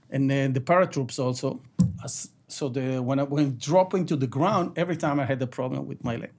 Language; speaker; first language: English; non-native, fluent; Ladino